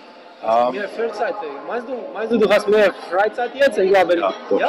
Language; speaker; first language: German; non-native, learner; English